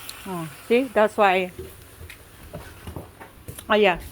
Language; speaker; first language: English; non-native, local second language; Chavacano